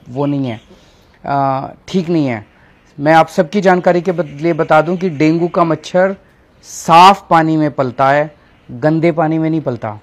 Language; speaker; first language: Hindi; native; Hindi